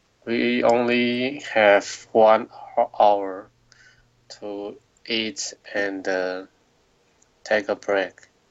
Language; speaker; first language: English; non-native, learner; Chinese